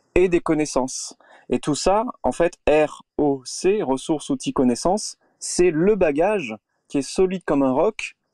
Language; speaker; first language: French; native; French